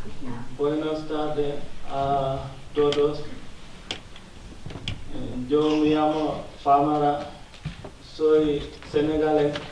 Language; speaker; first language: Spanish; non-native, learner; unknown